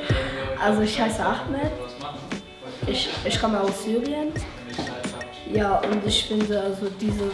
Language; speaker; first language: German; non-native, learner; Arabic